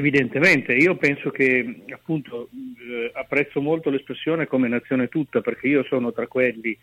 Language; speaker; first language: Italian; native; Italian